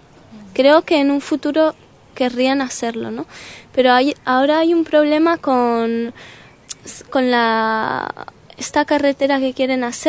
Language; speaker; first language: Spanish; early bilingual, heritage; Spanish